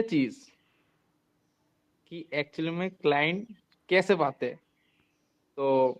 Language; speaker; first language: Hindi; non-native, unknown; Bangla